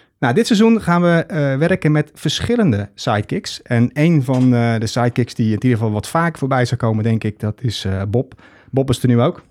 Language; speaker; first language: Dutch; native; Dutch